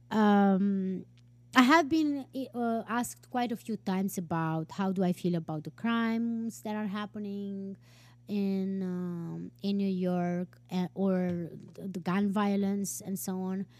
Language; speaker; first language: English; non-native, fluent; Romanian